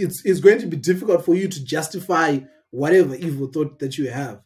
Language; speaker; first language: English; non-native, local second language; Shona